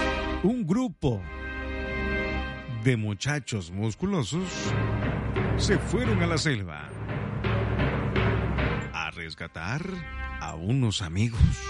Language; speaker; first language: Spanish; native; Spanish